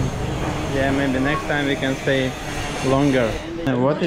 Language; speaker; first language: English; non-native, learner; Russian